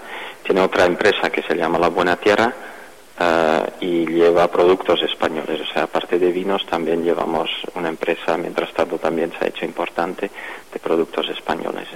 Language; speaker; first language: Spanish; non-native, fluent; Dutch